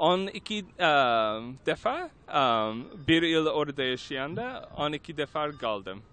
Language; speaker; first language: Turkish; non-native, learner; English